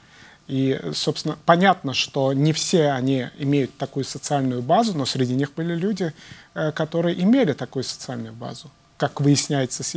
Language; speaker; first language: Russian; native; Russian